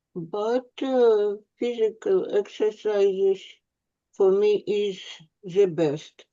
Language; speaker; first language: English; non-native, learner; Russian